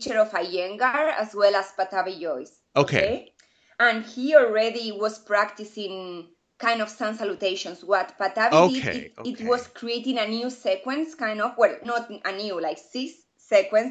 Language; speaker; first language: English; non-native, fluent; Spanish